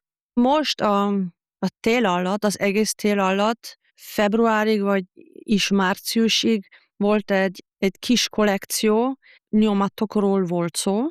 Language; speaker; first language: Hungarian; non-native, fluent; German